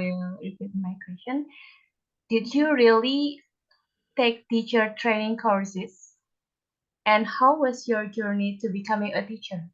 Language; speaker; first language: English; non-native, learner; Indonesian